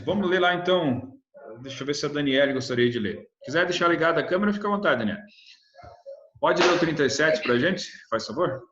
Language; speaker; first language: Portuguese; native; Portuguese